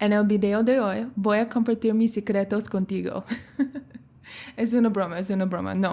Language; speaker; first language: Spanish; non-native, learner; English